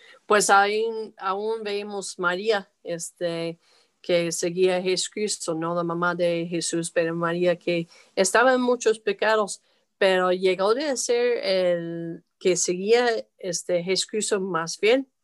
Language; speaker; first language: Spanish; non-native, fluent; English